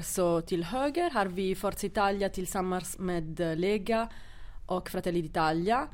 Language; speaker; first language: Swedish; non-native, fluent; Italian